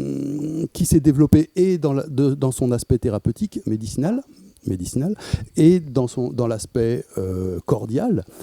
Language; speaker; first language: French; native; French